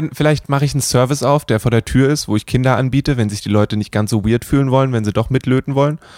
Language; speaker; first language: German; native; German